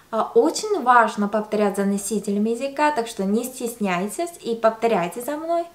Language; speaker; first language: Russian; non-native, fluent; Korean